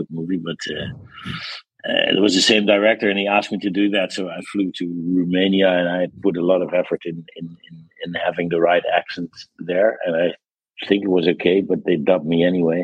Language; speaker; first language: English; non-native, fluent; Dutch